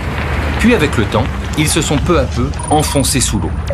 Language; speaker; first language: French; native; French